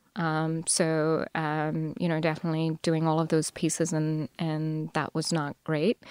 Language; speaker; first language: English; non-native, local second language; Telugu